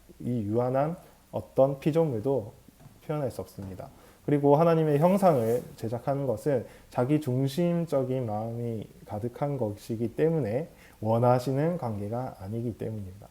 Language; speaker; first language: Korean; native; Korean